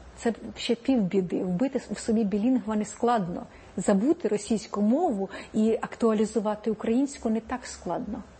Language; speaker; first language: Ukrainian; native; Ukrainian